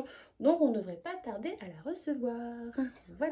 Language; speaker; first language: French; native; French